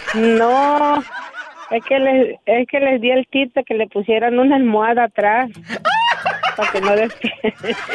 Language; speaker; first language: Spanish; native; Spanish